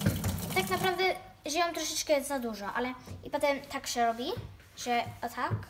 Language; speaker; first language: Polish; early bilingual, heritage; Polish